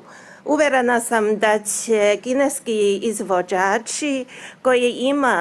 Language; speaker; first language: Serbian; non-native, learner; Chinese